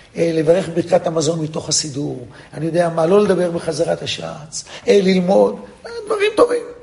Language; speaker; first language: Hebrew; non-native, fluent; English